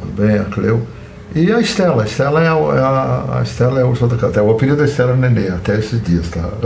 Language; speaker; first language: Portuguese; native; Portuguese